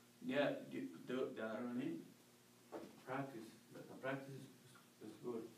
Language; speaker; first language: English; non-native, learner; Spanish